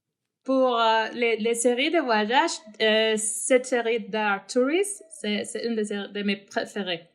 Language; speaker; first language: French; non-native, fluent; Spanish